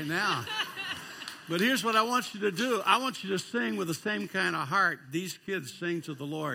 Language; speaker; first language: English; native; English